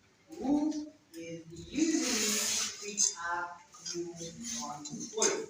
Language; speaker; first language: English; non-native, learner; Indonesian